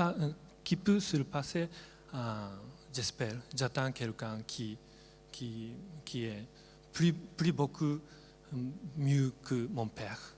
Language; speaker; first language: French; non-native, learner; Japanese